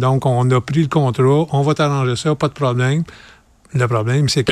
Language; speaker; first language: French; native; French